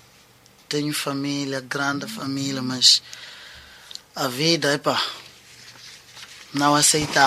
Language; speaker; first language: Portuguese; non-native, local second language; Tsonga